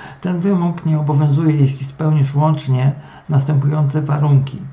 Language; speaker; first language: Polish; native; Polish